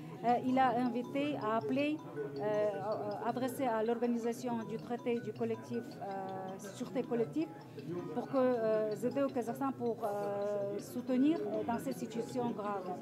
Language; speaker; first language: French; non-native, fluent; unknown